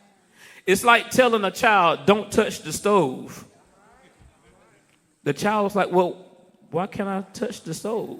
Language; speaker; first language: English; native; English